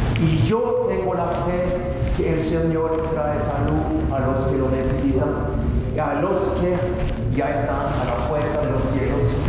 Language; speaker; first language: Spanish; non-native, fluent; Norwegian